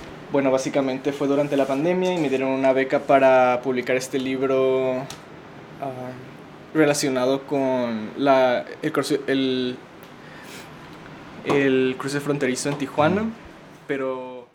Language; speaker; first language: Spanish; native; Spanish